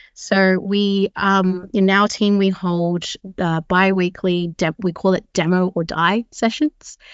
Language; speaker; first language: English; native; English